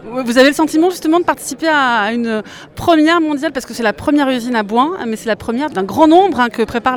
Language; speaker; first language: French; native; French